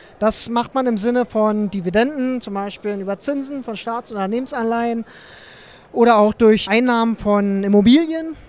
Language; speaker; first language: German; native; German